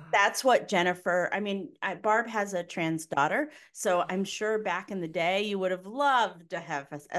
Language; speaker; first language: English; native; English